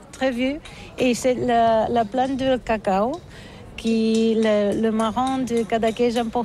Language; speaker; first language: French; non-native, learner; Catalan